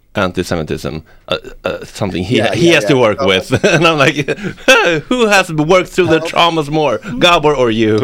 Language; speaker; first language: English; non-native, fluent; Swedish